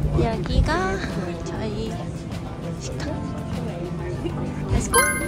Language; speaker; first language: Korean; non-native, fluent; Thai